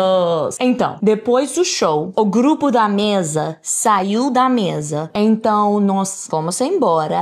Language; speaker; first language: Portuguese; non-native, fluent; English